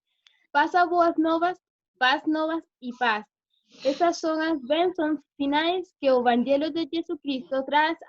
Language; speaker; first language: Portuguese; non-native, learner; Spanish